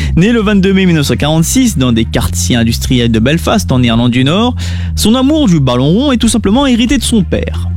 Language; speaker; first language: French; native; French